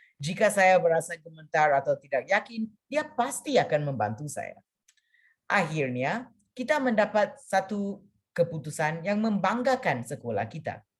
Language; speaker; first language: Malay; non-native, local second language; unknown